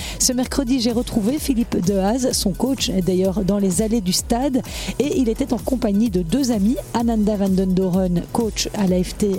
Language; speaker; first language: French; native; French